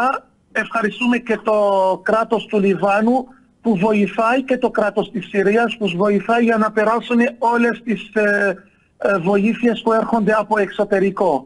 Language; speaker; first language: Greek; non-native, fluent; Arabic